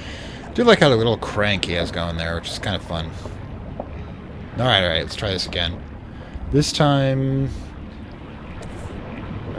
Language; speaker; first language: English; native; English